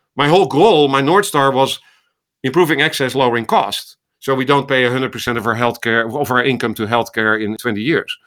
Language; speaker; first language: English; non-native, fluent; Dutch